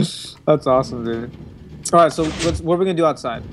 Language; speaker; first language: English; native; English